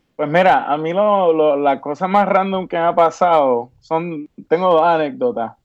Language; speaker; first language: Spanish; native; Spanish